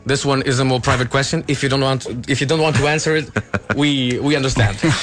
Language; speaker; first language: English; non-native, fluent; Portuguese